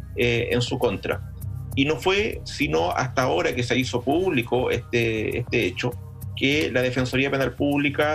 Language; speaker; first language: Spanish; native; Spanish